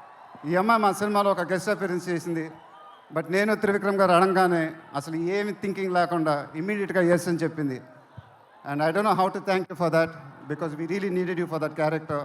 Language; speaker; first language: Telugu; native; Telugu